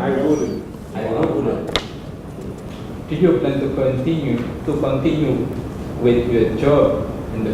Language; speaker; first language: English; non-native, learner; Indonesian